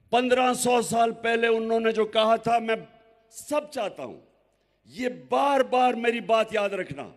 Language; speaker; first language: Urdu; native; Urdu